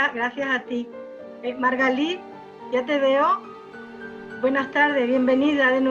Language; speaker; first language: Spanish; native; Spanish